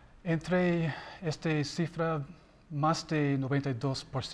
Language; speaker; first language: Spanish; non-native, learner; English